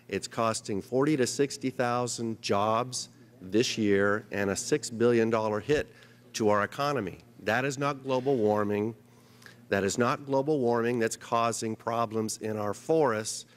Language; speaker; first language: English; native; English